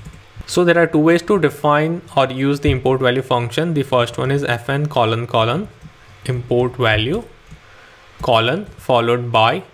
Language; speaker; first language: English; non-native, local second language; Hindi